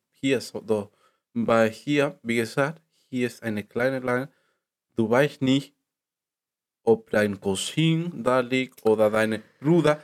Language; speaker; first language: German; non-native, learner; Spanish